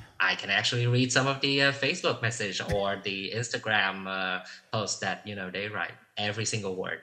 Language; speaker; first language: English; non-native, fluent; Vietnamese